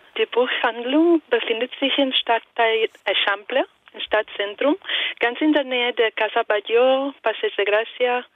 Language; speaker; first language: German; non-native, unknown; Italian